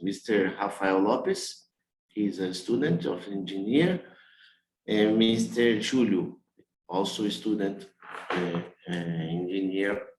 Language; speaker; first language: English; non-native, learner; Portuguese